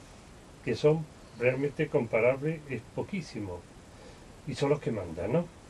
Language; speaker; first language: Spanish; native; Spanish